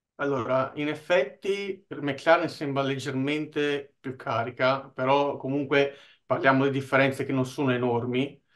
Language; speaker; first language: Italian; native; Italian